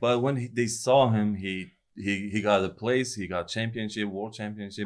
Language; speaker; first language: English; non-native, fluent; Persian